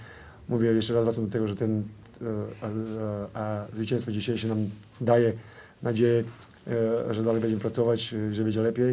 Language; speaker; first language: Polish; non-native, fluent; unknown